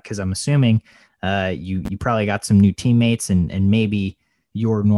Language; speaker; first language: English; native; English